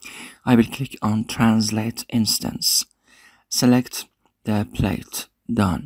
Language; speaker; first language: English; non-native, fluent; Persian